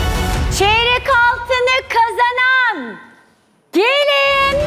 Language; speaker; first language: Turkish; native; Turkish